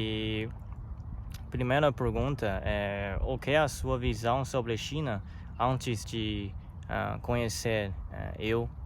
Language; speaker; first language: Portuguese; non-native, learner; Chinese